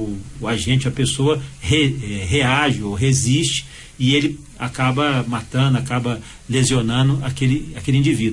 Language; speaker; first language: Portuguese; native; Portuguese